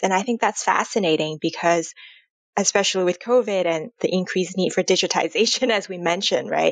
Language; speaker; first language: English; non-native, local second language; Cantonese